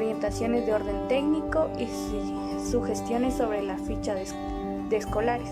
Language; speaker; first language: Spanish; native; Spanish